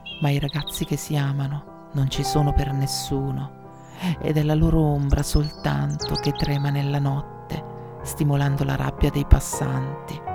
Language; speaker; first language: Italian; native; Italian